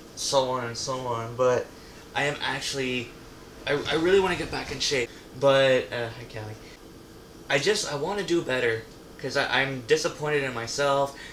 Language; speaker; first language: English; native; English